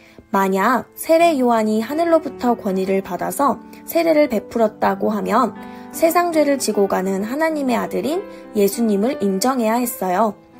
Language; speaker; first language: Korean; native; Korean